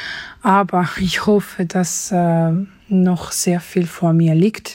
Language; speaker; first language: German; non-native, fluent; Georgian